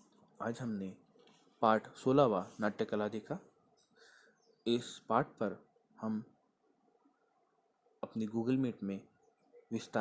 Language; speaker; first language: Hindi; non-native, local second language; Marathi